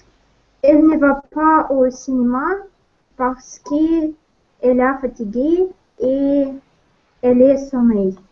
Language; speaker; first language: French; non-native, learner; Russian